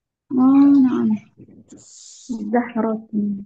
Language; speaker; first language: Indonesian; native; Indonesian